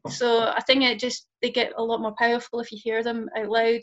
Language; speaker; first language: English; native; English